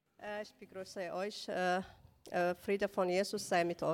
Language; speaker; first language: German; non-native, learner; Tigrinya